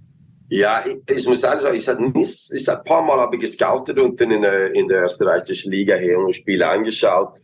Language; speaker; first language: German; non-native, learner; Swedish